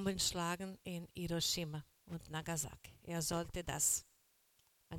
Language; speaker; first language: German; non-native, learner; Portuguese